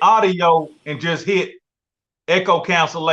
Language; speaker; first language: English; native; English